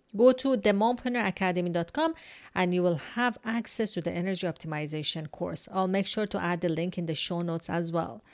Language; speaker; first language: English; non-native, fluent; Persian